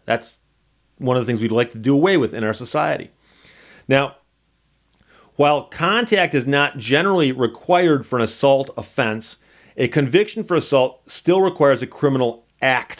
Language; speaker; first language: English; native; English